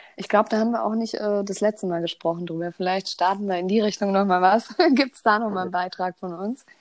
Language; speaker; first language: German; native; German